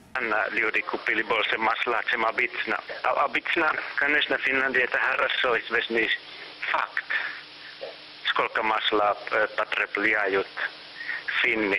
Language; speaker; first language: Russian; non-native, fluent; Finnish